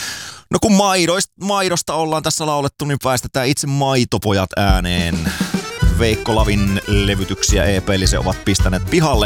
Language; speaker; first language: Finnish; native; Finnish